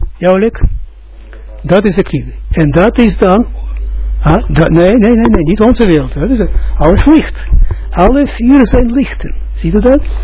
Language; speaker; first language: Dutch; non-native, fluent; Russian